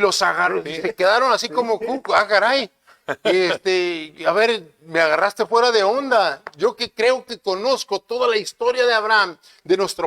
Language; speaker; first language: Spanish; native; Spanish